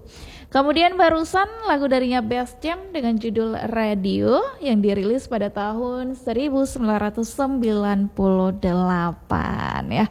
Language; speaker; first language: Indonesian; native; Indonesian